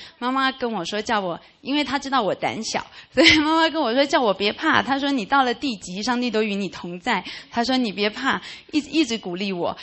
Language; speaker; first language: Chinese; native; Chinese